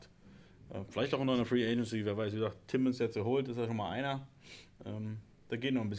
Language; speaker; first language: German; native; German